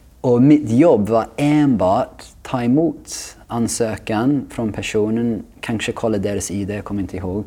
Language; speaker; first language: Swedish; non-native, fluent; English